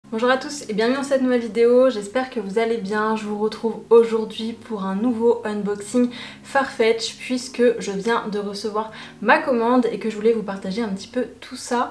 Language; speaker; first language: French; native; French